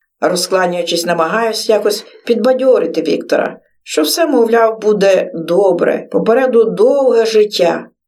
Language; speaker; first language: Ukrainian; native; Ukrainian